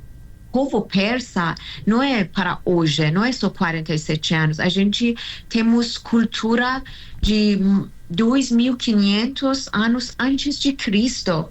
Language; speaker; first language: Portuguese; non-native, learner; Persian